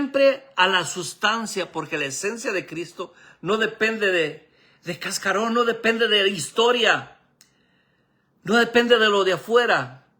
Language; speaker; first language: Spanish; native; Spanish